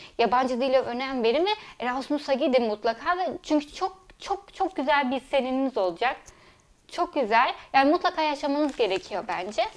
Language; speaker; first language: Turkish; early bilingual, heritage; Turkish